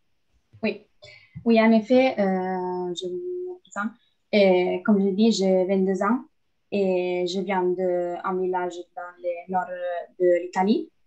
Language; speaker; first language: French; non-native, fluent; Italian